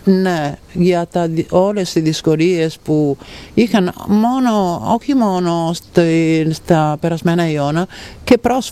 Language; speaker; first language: Greek; non-native, fluent; Italian